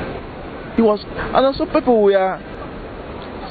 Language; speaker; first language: English; non-native, local second language; Igbo